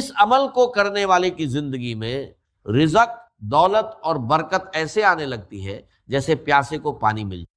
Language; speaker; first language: Urdu; native; Urdu